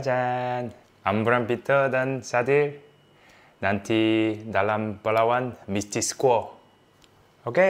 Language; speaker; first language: Indonesian; non-native, learner; Korean